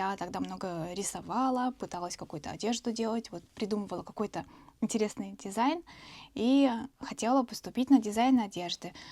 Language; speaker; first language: Russian; native; Russian